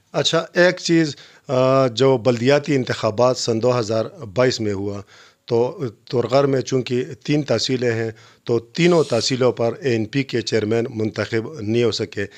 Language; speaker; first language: Urdu; non-native, local second language; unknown